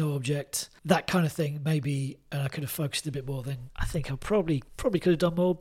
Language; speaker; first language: English; native; English